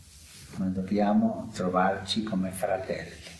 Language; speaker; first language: Italian; non-native, fluent; Spanish